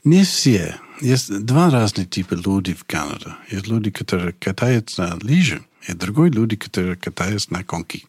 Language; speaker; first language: Russian; non-native, learner; English